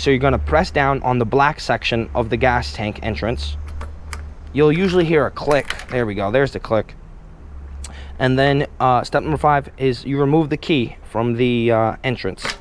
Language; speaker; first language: English; native; English